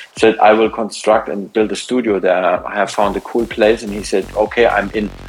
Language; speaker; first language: English; non-native, fluent; German